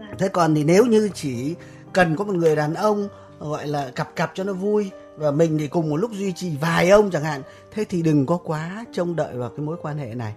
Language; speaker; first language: Vietnamese; native; Vietnamese